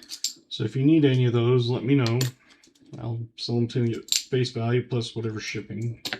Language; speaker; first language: English; native; English